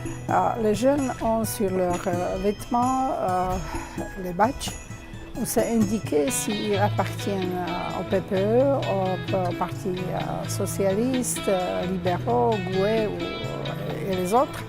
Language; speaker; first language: French; non-native, fluent; Slovak